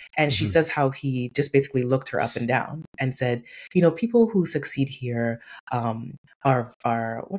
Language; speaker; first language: English; native; English